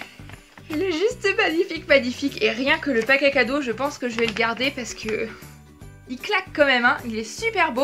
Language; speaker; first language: French; native; French